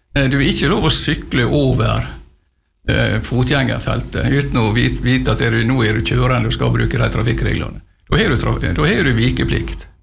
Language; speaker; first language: Norwegian; native; Norwegian